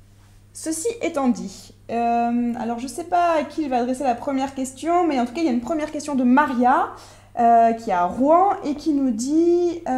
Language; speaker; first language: French; native; French